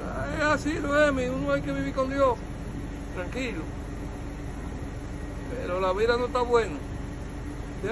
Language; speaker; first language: Spanish; native; Spanish